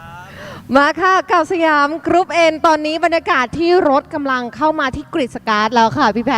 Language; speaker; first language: Thai; native; Thai